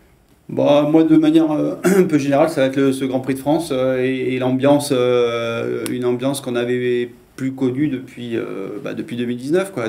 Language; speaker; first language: French; native; French